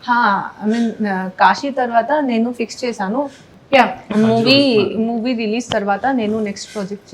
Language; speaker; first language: Telugu; non-native, learner; Hindi